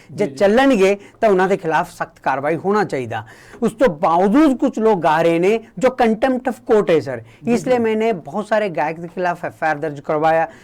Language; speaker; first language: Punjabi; non-native, local second language; Kannada